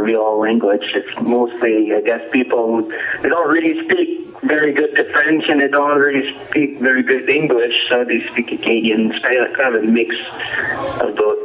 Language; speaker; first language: English; non-native, fluent; French